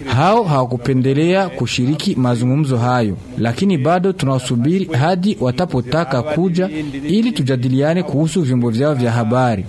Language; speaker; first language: Swahili; non-native, local second language; Rundi